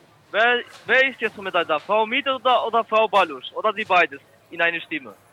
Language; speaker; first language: German; non-native, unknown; Italian